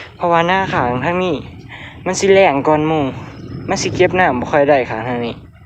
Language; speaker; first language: Lao; native; Lao